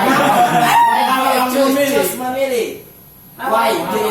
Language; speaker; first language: English; non-native, learner; Indonesian